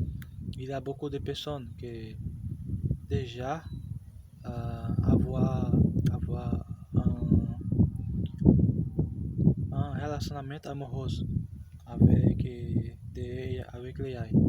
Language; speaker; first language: French; non-native, learner; Portuguese